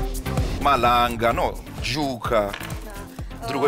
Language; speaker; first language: Russian; non-native, learner; Spanish